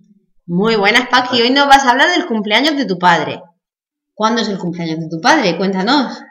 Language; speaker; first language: Spanish; native; Spanish